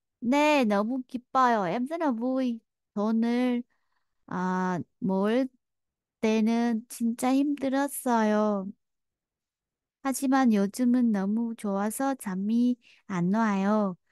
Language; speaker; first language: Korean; non-native, fluent; Vietnamese